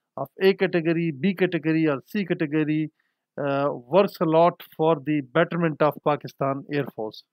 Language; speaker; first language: English; non-native, local second language; Urdu